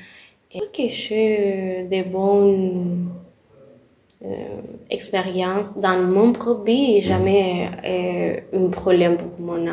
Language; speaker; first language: French; non-native, learner; Spanish